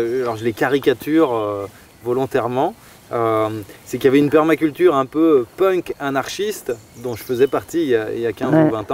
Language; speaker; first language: French; native; French